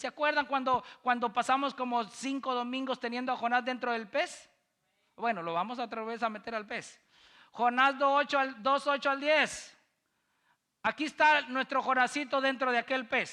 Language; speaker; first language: Spanish; native; Spanish